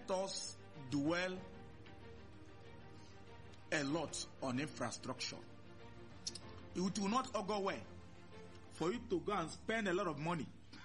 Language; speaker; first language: English; non-native, local second language; Igbo